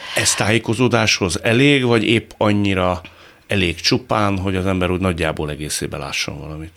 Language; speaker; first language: Hungarian; native; Hungarian